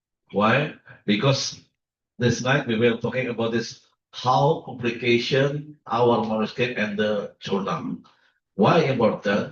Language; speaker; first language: English; non-native, learner; Indonesian